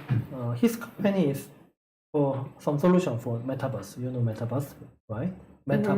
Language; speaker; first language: English; non-native, learner; Korean